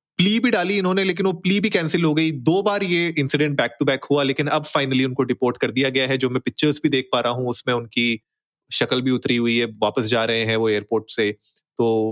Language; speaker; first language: Hindi; native; Hindi